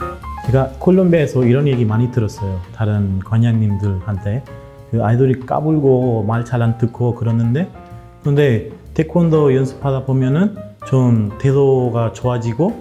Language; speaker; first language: Korean; non-native, fluent; Spanish